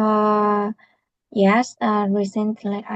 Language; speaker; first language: English; non-native, learner; Vietnamese